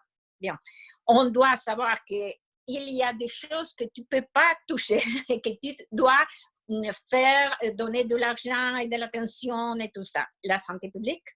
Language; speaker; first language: French; non-native, fluent; Spanish